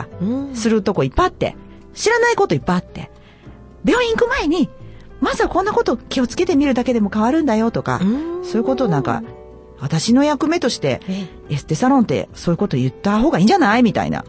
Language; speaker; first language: Japanese; native; Japanese